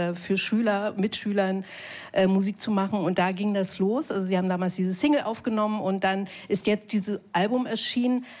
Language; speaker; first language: German; native; German